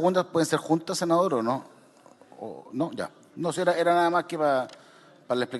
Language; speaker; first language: Spanish; native; Spanish